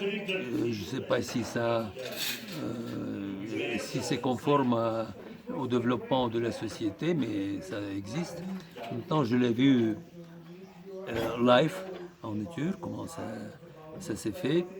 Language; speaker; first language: French; non-native, fluent; Russian